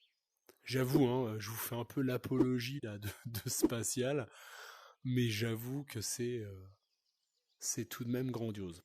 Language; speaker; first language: French; native; French